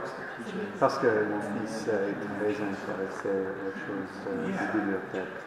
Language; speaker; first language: French; non-native, fluent; English